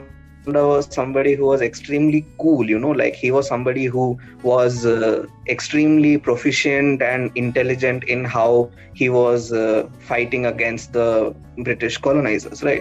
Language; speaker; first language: English; non-native, local second language; Odia